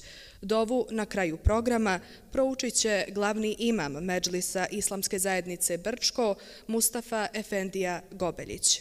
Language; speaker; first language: Bosnian; native; Bosnian